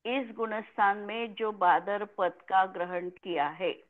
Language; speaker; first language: Hindi; non-native, local second language; Marathi